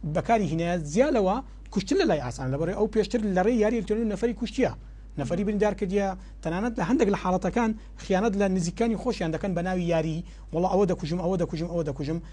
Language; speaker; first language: Central Kurdish; native; Central Kurdish